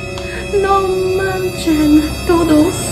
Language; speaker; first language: Spanish; non-native, learner; Polish